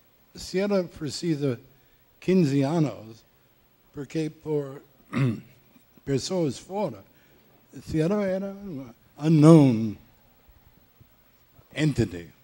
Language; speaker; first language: Portuguese; non-native, learner; English